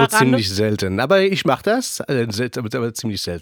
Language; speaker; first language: German; non-native, fluent; Hebrew